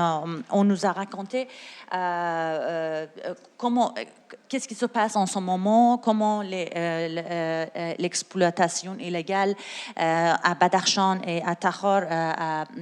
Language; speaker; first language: French; non-native, learner; Persian